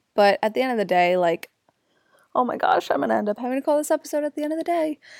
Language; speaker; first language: English; native; English